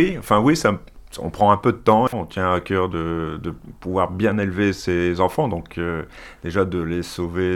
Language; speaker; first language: French; native; French